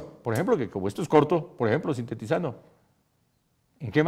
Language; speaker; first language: Spanish; native; Spanish